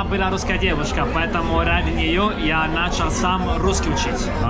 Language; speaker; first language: Russian; non-native, fluent; Italian